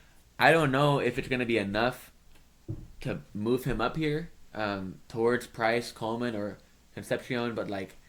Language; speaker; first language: English; native; English